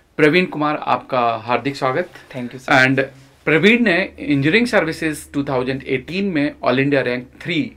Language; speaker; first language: Hindi; native; Hindi